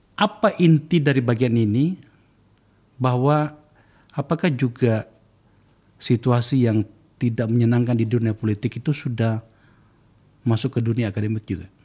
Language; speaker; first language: Indonesian; native; Indonesian